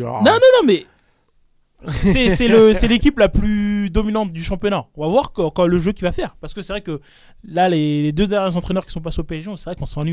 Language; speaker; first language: French; native; French